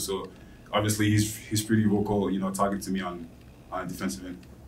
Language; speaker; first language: English; non-native, fluent; French